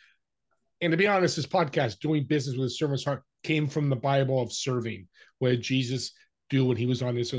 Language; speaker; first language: English; native; English